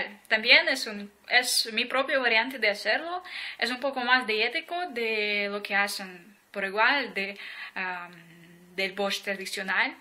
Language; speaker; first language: Spanish; non-native, fluent; Ukrainian